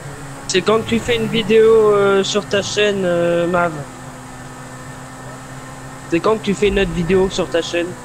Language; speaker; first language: French; native; French